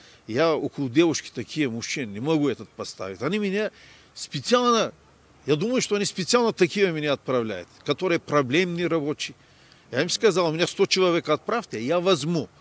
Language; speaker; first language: Russian; non-native, learner; Turkish